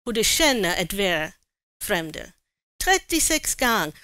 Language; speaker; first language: Swedish; non-native, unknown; English